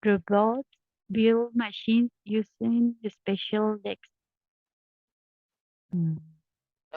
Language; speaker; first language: English; non-native, learner; Spanish